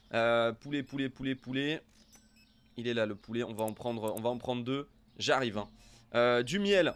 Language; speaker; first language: French; native; French